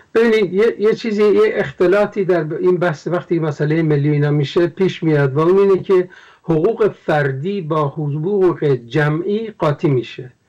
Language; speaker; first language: Persian; non-native, local second language; Kurdish